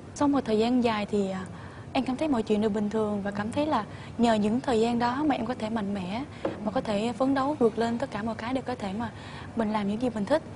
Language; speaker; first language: Vietnamese; native; Vietnamese